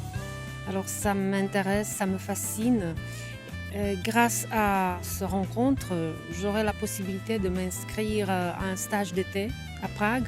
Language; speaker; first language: French; non-native, fluent; Czech